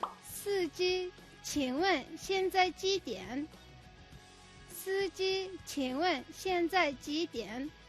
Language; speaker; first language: Chinese; non-native, fluent; Mongolian